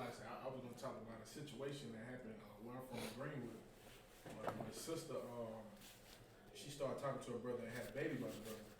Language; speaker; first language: English; native; English